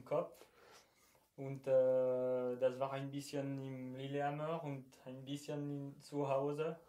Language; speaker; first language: German; non-native, learner; French